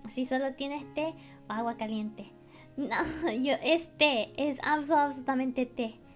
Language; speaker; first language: Spanish; non-native, learner; English